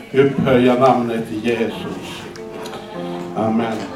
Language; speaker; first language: Swedish; non-native, fluent; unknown